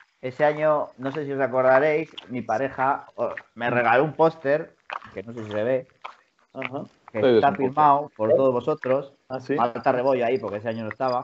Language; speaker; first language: Spanish; native; Spanish